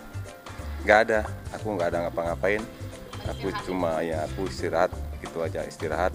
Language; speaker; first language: Indonesian; non-native, local second language; Minangkabau